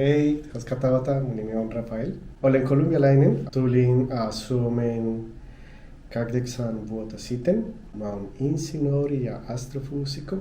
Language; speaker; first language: Finnish; non-native, learner; Spanish